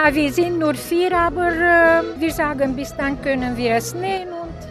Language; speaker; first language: German; non-native, local second language; Romanian